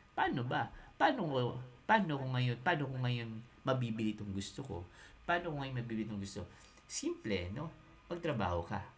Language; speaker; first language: Filipino; native; Filipino